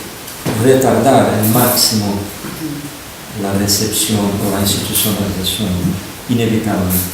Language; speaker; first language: Spanish; non-native, fluent; Portuguese